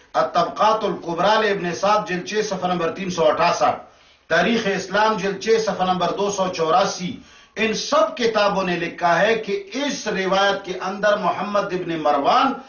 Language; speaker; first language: Urdu; non-native, local second language; Pashto